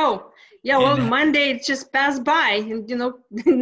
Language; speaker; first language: English; non-native, fluent; Lithuanian